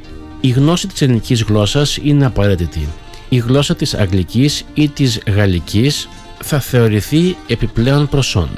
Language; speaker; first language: Greek; native; Greek